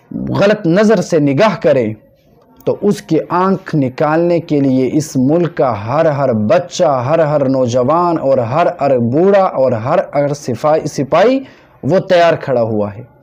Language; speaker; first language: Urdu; non-native, local second language; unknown